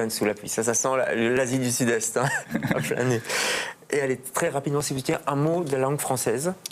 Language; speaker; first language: French; native; French